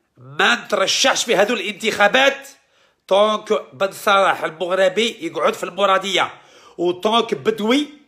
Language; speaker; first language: Arabic; early bilingual, heritage; Arabic